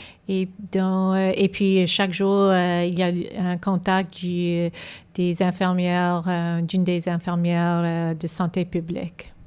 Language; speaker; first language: French; non-native, local second language; English